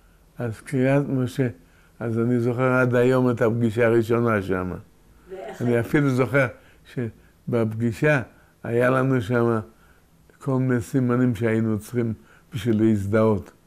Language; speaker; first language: Hebrew; early bilingual, other home language; Yiddish